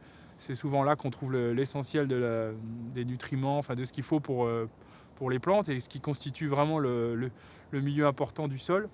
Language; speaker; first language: French; native; French